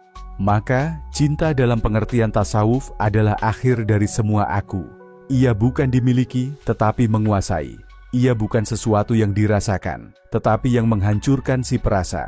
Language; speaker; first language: Indonesian; native; Indonesian